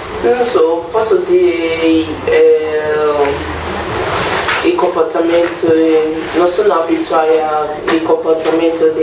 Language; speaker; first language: Italian; non-native, learner; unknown